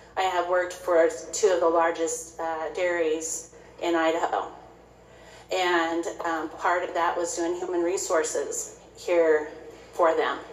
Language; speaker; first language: English; native; English